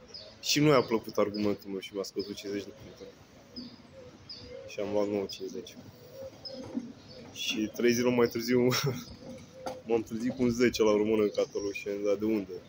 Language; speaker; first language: Romanian; native; Romanian